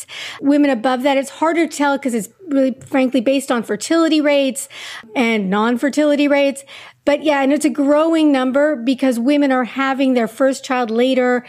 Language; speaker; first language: English; native; English